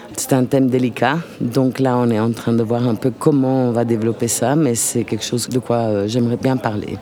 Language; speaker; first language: French; non-native, fluent; Italian